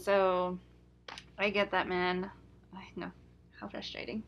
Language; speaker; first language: English; early bilingual, other home language; Spanish